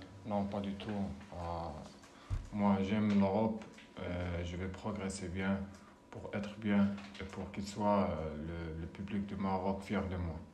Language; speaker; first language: French; non-native, learner; Arabic